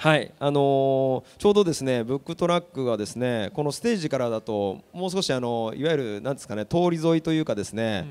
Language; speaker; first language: Japanese; native; Japanese